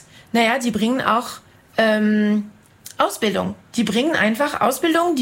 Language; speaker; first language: German; non-native, fluent; French